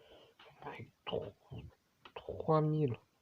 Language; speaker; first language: French; native; French